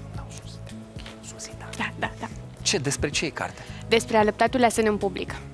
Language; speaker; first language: Romanian; native; Romanian